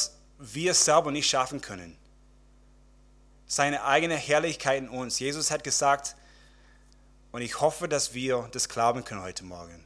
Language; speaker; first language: German; non-native, fluent; English